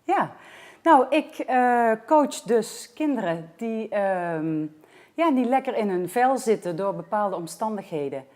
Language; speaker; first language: Dutch; native; Dutch